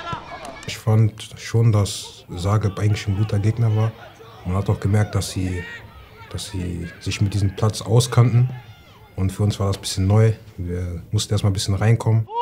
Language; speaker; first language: German; native; German